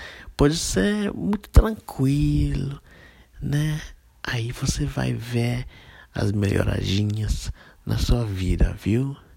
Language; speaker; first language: Portuguese; non-native, fluent; English